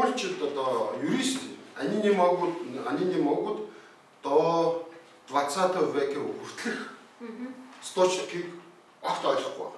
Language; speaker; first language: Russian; non-native, learner; Mongolian